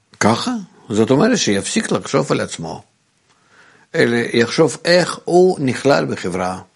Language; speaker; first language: Hebrew; non-native, fluent; Russian